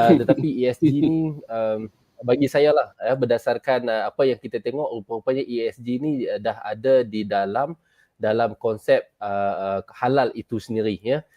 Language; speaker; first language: Malay; native; Malay